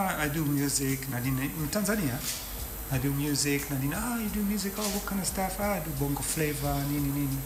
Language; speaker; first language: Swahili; non-native, fluent; Danish